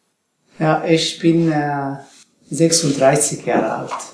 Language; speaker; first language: German; non-native, learner; Tigrinya